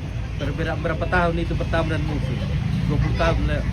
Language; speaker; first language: Indonesian; non-native, local second language; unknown